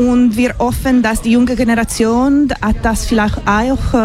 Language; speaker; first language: German; non-native, learner; English